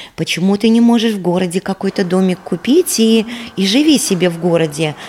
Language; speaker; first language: Russian; native; Russian